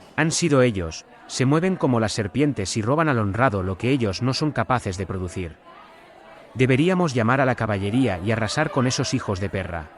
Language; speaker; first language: Spanish; native; Spanish